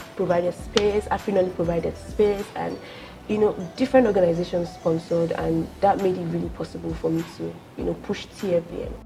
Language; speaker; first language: English; non-native, local second language; Yoruba